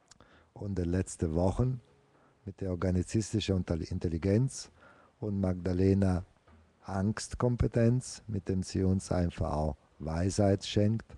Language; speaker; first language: German; non-native, fluent; Italian